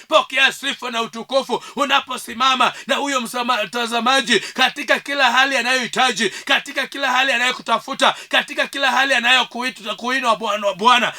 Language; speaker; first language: Swahili; non-native, local second language; Luo (Kenya and Tanzania)